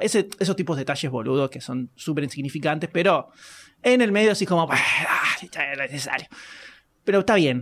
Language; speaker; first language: Spanish; native; Spanish